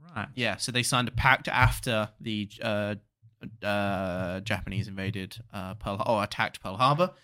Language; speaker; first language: English; native; English